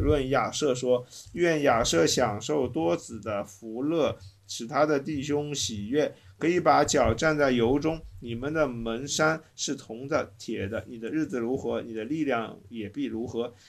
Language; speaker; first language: Chinese; native; Chinese